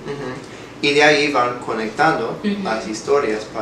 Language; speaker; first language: Spanish; non-native, fluent; English